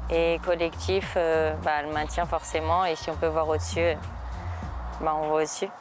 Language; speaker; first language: French; early bilingual, other home language; Portuguese